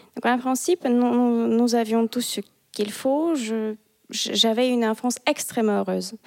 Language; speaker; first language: French; non-native, fluent; Russian